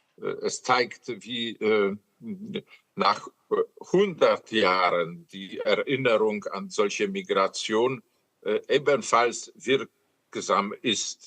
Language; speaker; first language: German; non-native, fluent; Polish